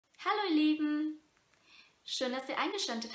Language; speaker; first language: German; non-native, fluent; Vietnamese